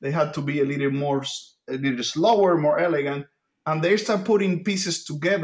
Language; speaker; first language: English; non-native, fluent; Spanish